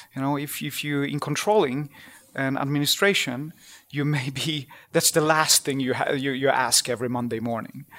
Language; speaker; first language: English; non-native, fluent; Polish